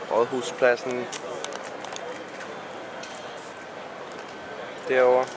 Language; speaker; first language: Danish; non-native, fluent; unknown